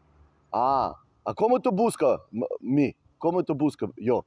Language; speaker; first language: Spanish; non-native, learner; Russian